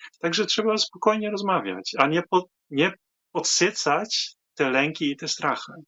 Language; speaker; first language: Polish; non-native, fluent; Dutch